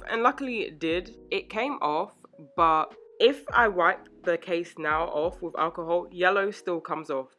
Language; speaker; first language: English; native; English